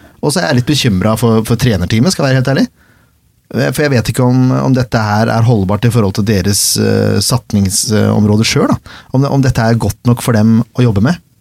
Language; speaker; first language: Norwegian; native; Norwegian